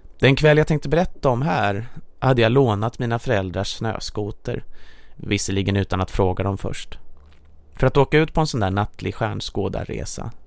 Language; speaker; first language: Swedish; native; Swedish